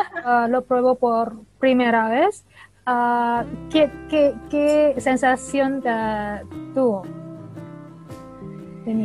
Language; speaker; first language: Spanish; non-native, learner; Indonesian